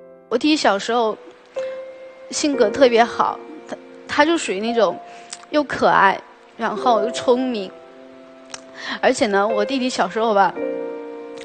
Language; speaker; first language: Chinese; native; Chinese